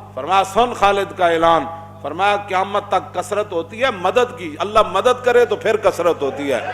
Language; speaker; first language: Urdu; non-native, local second language; Punjabi